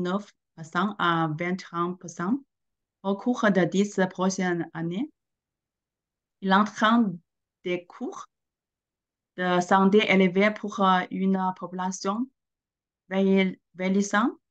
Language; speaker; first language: French; non-native, learner; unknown